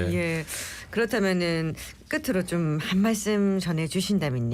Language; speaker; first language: Korean; native; Korean